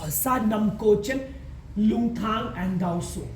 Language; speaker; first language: Vietnamese; non-native, learner; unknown